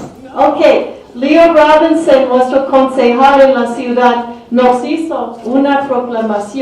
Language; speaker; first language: Spanish; early bilingual, heritage; Spanish